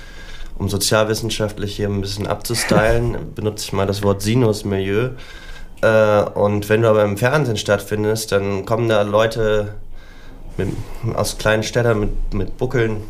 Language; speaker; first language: German; native; German